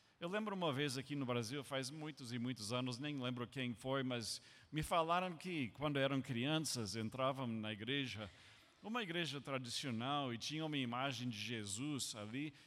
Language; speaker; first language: Portuguese; non-native, fluent; English